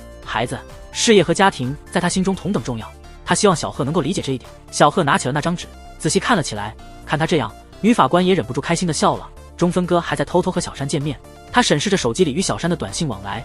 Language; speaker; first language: Chinese; native; Chinese